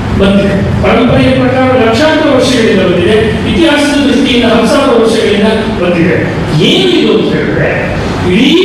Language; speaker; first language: Kannada; native; Kannada